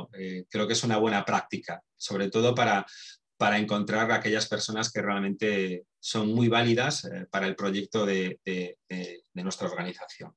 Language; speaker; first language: Spanish; native; Spanish